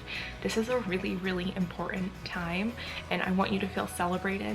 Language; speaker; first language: English; native; English